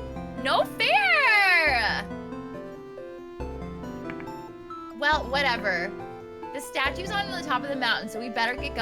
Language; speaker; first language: English; native; English